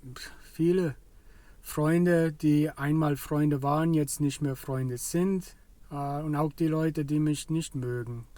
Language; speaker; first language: German; non-native, fluent; English